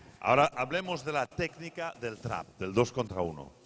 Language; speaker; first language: Spanish; native; Spanish